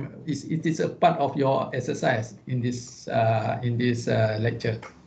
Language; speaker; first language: English; non-native, local second language; Malay